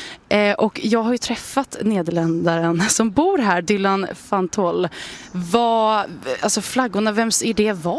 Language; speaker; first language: Swedish; native; Swedish